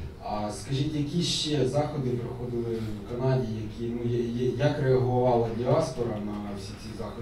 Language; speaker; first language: Ukrainian; native; Ukrainian